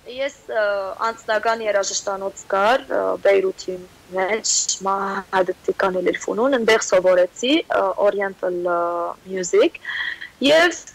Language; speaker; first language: Armenian; early bilingual, heritage; Armenian